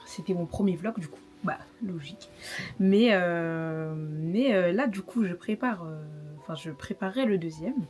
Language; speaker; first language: French; native; French